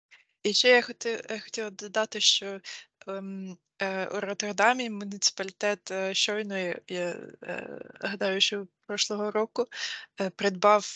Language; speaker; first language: Ukrainian; non-native, fluent; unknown